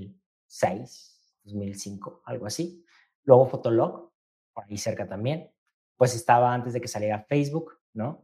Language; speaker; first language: Spanish; native; Spanish